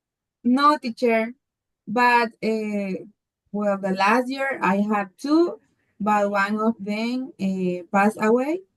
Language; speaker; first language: English; non-native, learner; Spanish